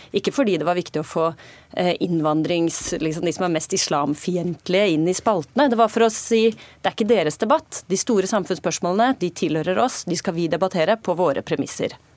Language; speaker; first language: Norwegian; native; Norwegian